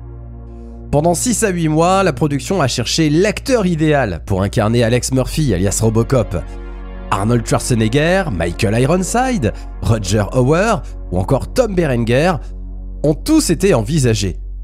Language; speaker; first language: French; native; French